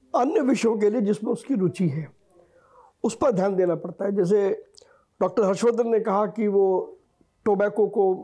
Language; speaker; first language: Hindi; native; Hindi